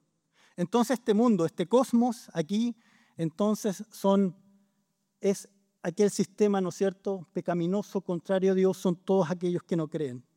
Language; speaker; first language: Spanish; native; Spanish